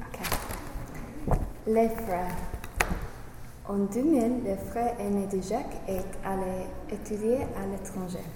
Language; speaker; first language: French; non-native, learner; English